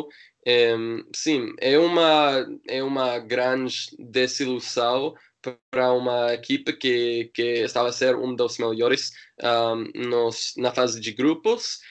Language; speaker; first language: Portuguese; non-native, learner; English